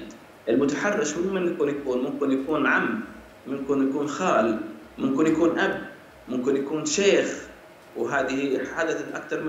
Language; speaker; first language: Arabic; native; Arabic